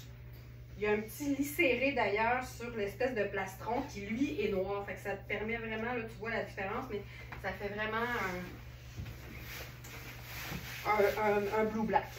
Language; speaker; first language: French; native; French